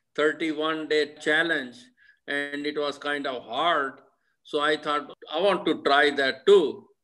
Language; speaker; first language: English; non-native, local second language; Punjabi